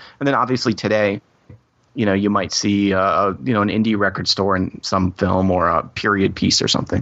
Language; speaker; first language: English; native; English